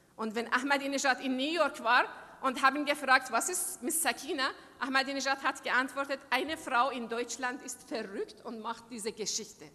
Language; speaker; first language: German; non-native, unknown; Persian